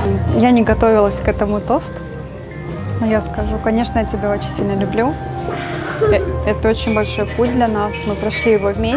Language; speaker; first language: Russian; native; Russian